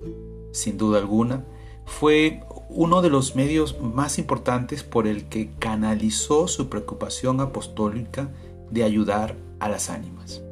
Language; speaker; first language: Spanish; native; Spanish